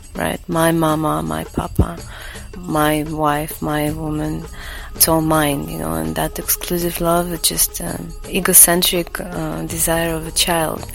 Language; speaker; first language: English; non-native, fluent; Latvian